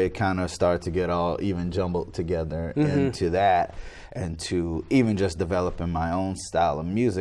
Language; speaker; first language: English; native; English